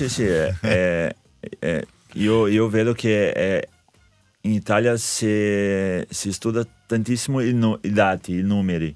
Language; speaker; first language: Italian; non-native, fluent; Portuguese